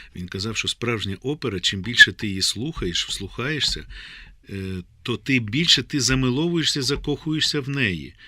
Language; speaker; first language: Ukrainian; native; Ukrainian